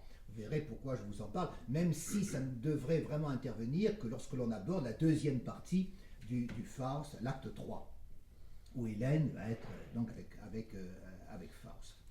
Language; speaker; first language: French; native; French